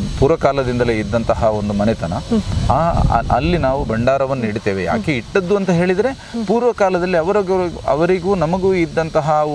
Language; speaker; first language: Kannada; non-native, local second language; Malayalam